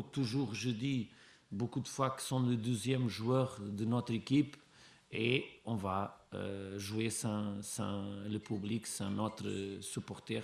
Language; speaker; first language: French; non-native, learner; Portuguese